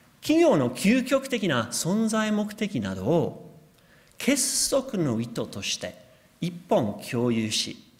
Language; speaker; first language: Japanese; non-native, fluent; English